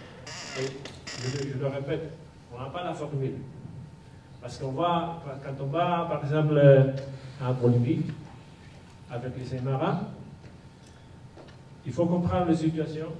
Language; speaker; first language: French; non-native, fluent; Basque